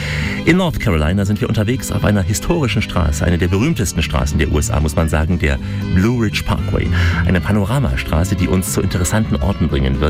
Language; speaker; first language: German; native; German